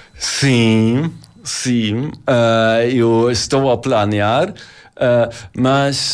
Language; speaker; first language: Portuguese; non-native, learner; German